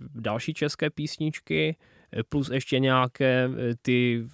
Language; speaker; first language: Czech; non-native, local second language; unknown